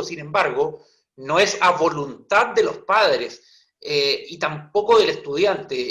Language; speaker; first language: Spanish; native; Spanish